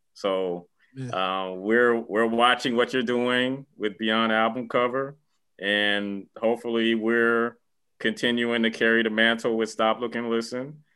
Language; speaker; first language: English; native; English